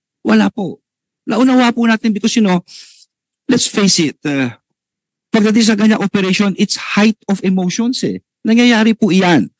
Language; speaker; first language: Filipino; native; Filipino